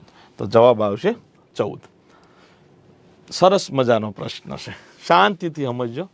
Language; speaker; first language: Gujarati; native; Gujarati